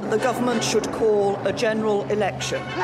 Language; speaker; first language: English; native; English